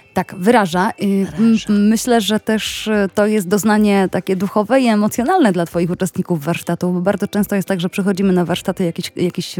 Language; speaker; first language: Polish; native; Polish